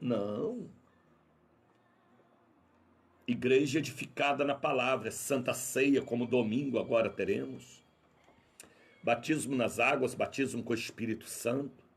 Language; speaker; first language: Portuguese; native; Portuguese